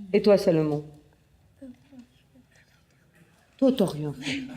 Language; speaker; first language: French; native; French